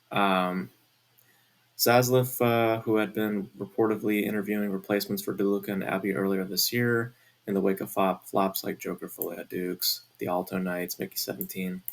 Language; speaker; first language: English; native; English